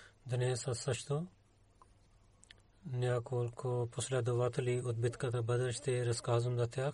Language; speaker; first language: Bulgarian; non-native, learner; Urdu